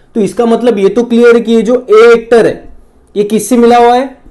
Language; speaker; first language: Hindi; non-native, local second language; Marathi